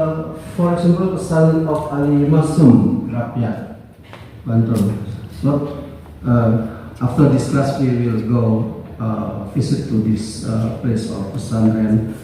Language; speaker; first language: English; non-native, learner; Indonesian